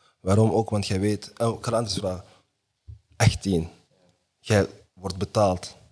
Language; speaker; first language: Dutch; early bilingual, other home language; Lingala